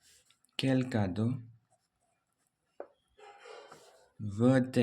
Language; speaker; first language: French; non-native, fluent; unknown